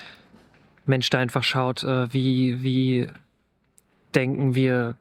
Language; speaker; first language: German; native; German